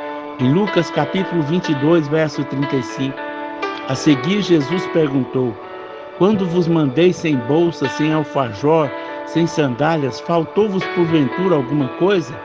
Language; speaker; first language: Portuguese; native; Portuguese